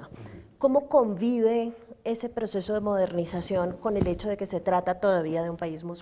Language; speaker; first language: Spanish; native; Spanish